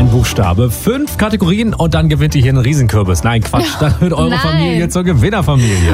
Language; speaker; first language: German; native; German